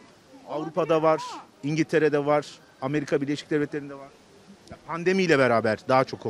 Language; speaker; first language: Turkish; native; Turkish